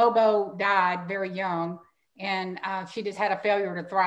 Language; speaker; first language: English; native; English